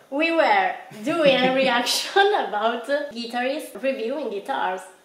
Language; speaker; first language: English; non-native, fluent; Italian